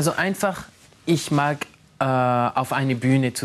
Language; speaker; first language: German; non-native, local second language; French